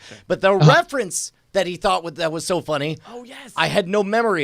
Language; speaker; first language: English; native; English